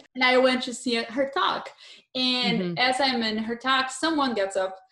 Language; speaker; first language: English; non-native, fluent; Portuguese